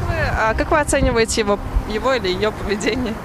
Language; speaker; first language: Russian; native; Russian